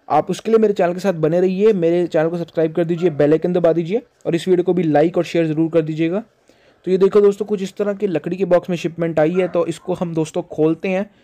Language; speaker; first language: Hindi; non-native, local second language; Punjabi